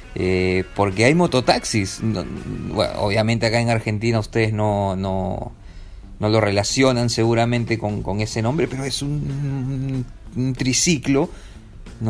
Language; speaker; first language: Spanish; native; Spanish